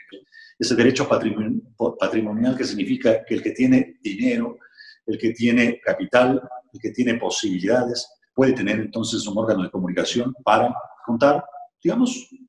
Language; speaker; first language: Spanish; native; Spanish